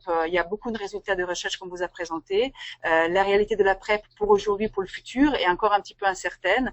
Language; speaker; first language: French; native; French